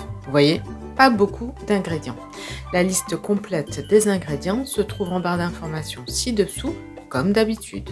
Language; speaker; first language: French; native; French